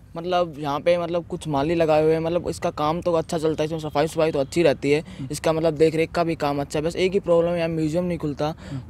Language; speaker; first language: Hindi; native; Hindi